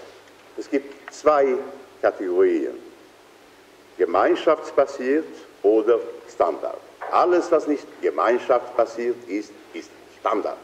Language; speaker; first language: German; non-native, fluent; Swedish